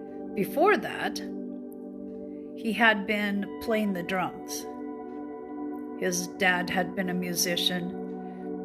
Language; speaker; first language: English; native; English